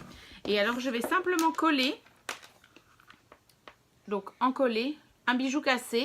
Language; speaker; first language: French; native; French